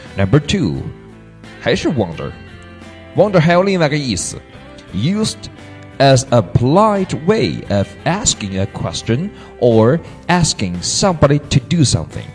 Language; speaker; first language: English; non-native, fluent; Chinese